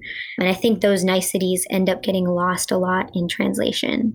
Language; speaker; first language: English; early bilingual, other home language; Gujarati